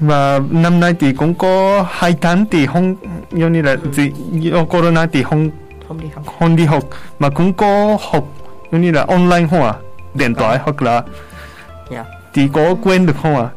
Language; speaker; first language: Vietnamese; non-native, fluent; Japanese